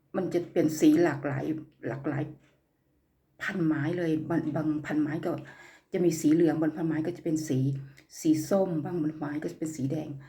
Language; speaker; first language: Thai; native; Thai